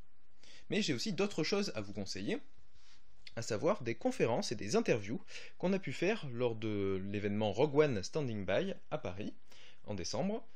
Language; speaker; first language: French; native; French